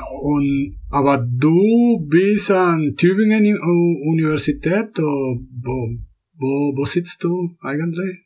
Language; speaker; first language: German; non-native, fluent; Spanish